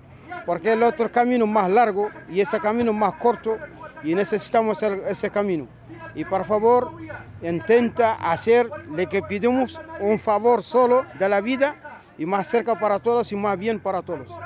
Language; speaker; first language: Spanish; non-native, learner; Arabic